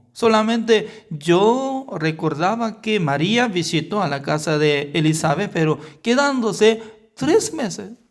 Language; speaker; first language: Spanish; non-native, fluent; Korean